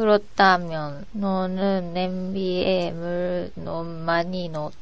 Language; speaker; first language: Korean; non-native, learner; Japanese